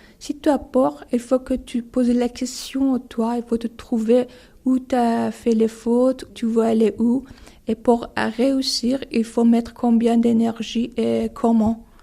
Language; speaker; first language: French; non-native, learner; Persian